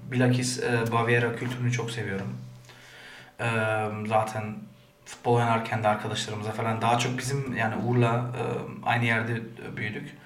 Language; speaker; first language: Turkish; early bilingual, heritage; Turkish